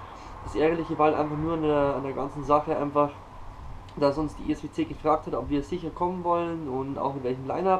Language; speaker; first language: German; native; German